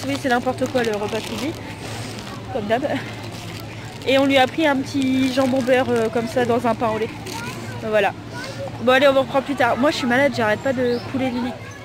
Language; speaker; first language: French; native; French